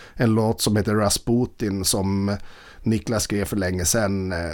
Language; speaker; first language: Swedish; native; Swedish